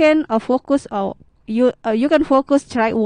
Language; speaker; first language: English; non-native, learner; Indonesian